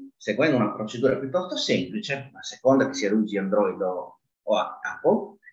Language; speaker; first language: Italian; native; Italian